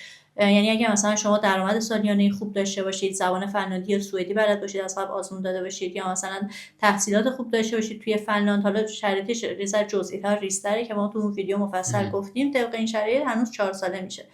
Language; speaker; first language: Persian; native; Persian